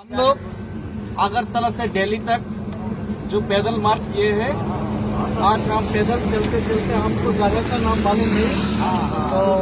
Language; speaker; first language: Hindi; non-native, local second language; Kok Borok